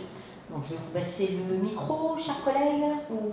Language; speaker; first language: French; native; French